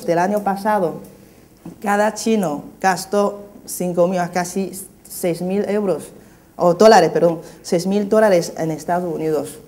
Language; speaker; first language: Spanish; non-native, fluent; Chinese